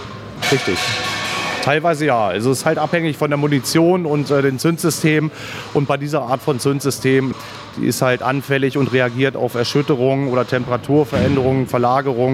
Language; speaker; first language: German; native; German